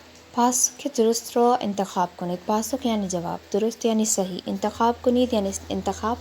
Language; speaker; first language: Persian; non-native, learner; Urdu